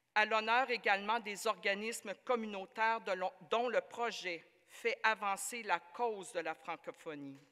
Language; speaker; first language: French; native; French